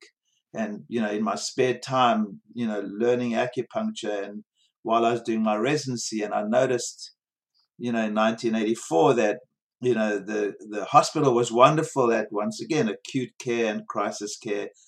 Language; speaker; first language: English; native; English